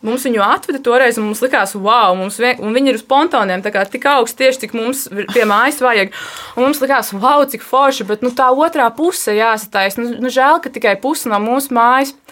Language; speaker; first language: Latvian; native; Latvian